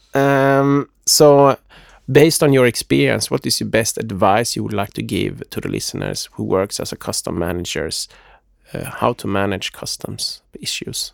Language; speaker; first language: English; non-native, fluent; Swedish